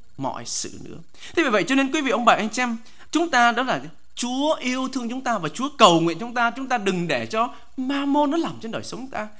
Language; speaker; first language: Vietnamese; native; Vietnamese